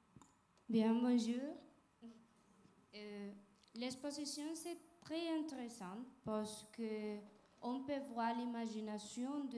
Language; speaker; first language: French; non-native, fluent; Spanish